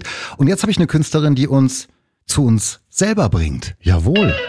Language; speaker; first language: German; native; German